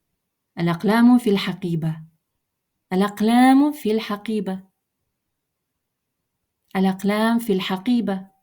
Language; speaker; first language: Arabic; non-native, fluent; Russian